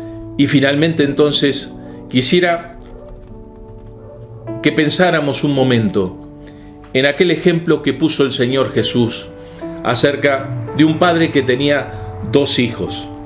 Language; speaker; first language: Spanish; native; Spanish